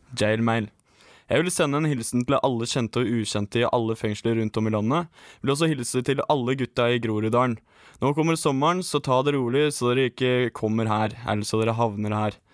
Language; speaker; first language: Norwegian; native; Norwegian